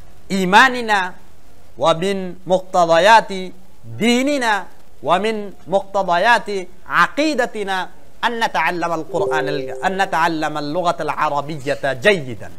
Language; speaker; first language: Arabic; non-native, fluent; Bangla